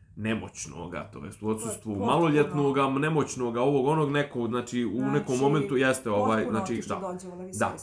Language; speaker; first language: Serbian; native; Serbian